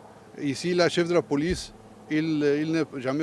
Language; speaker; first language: French; non-native, learner; Spanish